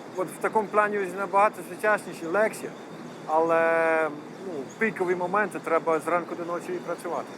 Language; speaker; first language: Ukrainian; non-native, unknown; Dutch